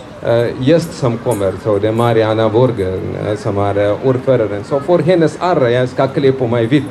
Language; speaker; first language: Norwegian; non-native, fluent; Amharic